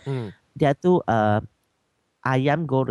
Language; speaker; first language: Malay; non-native, local second language; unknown